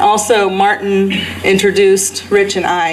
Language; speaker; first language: English; native; English